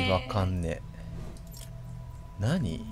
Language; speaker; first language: Japanese; native; Japanese